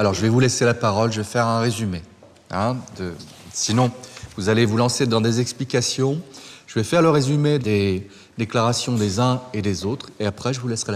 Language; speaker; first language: French; native; French